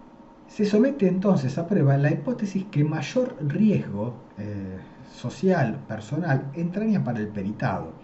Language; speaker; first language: Spanish; native; Spanish